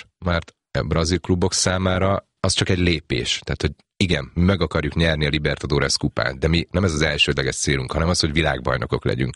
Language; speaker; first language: Hungarian; native; Hungarian